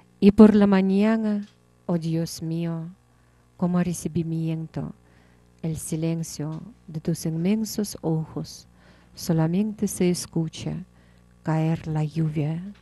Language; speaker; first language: Spanish; non-native, fluent; Russian